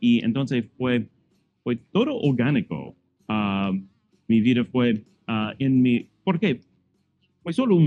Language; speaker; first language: Spanish; non-native, learner; English